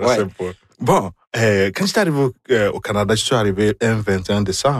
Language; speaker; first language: French; non-native, fluent; Igbo